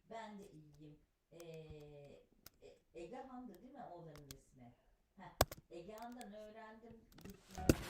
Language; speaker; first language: Turkish; native; Turkish